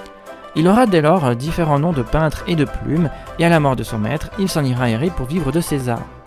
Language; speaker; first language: French; native; French